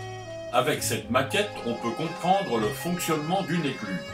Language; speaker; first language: French; native; French